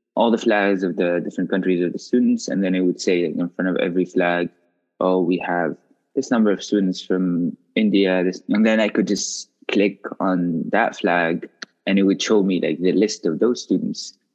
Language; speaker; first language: English; non-native, fluent; Arabic